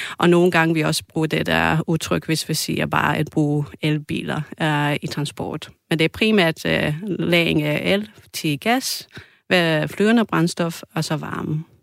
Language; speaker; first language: Danish; non-native, fluent; Croatian